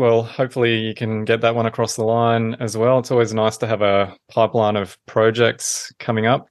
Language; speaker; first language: English; native; English